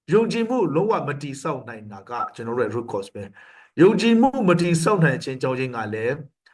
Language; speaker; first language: Burmese; non-native, local second language; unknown